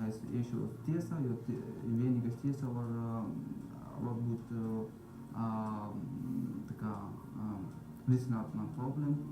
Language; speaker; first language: Latvian; non-native, learner; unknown